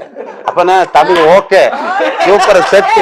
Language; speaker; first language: Tamil; non-native, learner; Malayalam